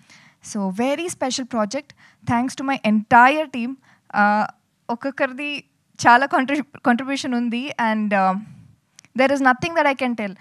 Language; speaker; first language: Telugu; non-native, fluent; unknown